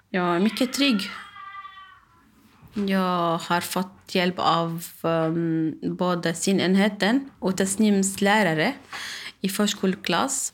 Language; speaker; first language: Swedish; non-native, learner; Arabic